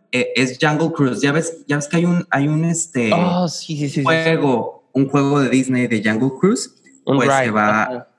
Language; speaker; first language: Spanish; native; Spanish